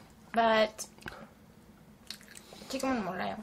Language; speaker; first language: Korean; non-native, learner; Turkish